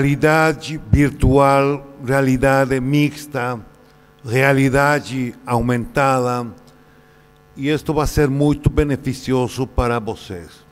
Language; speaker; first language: Portuguese; non-native, learner; Spanish